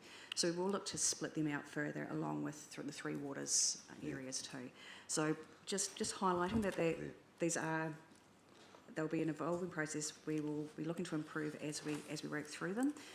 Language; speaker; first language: English; native; English